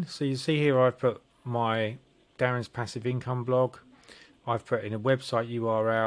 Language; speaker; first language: English; native; English